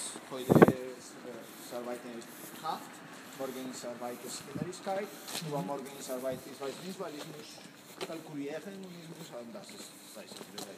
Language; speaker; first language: German; non-native, learner; Spanish